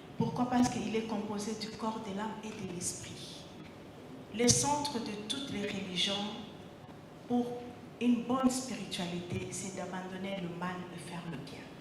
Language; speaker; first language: French; non-native, local second language; Lingala